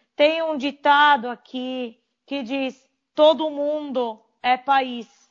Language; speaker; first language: Portuguese; non-native, fluent; Italian